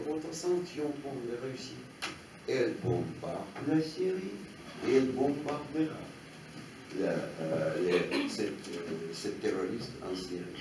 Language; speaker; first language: French; non-native, fluent; Russian